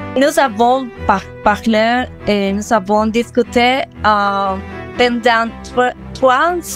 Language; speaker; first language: French; non-native, learner; Spanish